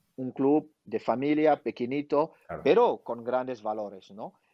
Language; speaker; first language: Spanish; non-native, fluent; French